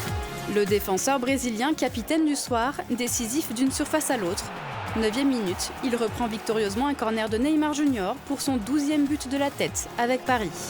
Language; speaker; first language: French; native; French